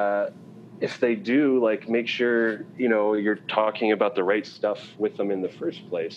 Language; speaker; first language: English; native; English